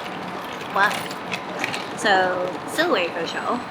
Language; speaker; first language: English; native; English